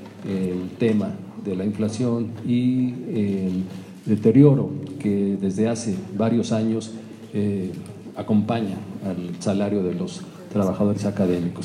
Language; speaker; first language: Spanish; native; Spanish